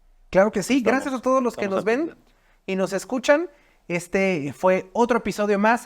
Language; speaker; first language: Spanish; native; Spanish